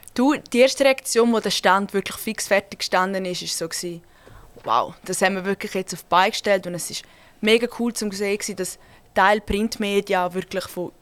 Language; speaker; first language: German; native; German